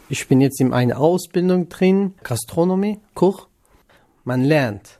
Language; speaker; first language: German; non-native, learner; Kurdish